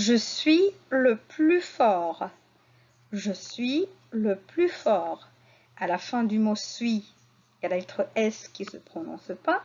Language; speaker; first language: French; non-native, local second language; Arabic